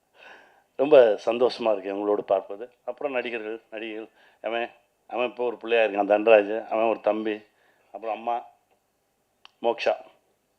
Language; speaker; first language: Tamil; native; Tamil